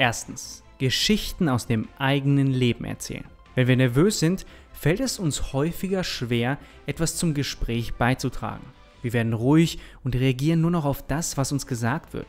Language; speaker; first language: German; native; German